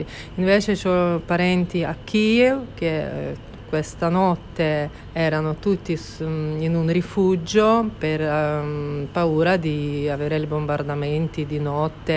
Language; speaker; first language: Italian; non-native, fluent; Ukrainian